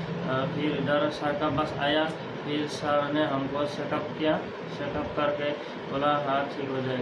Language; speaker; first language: Hindi; non-native, local second language; Assamese